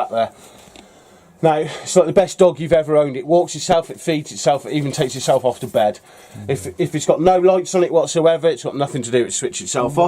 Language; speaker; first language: English; native; English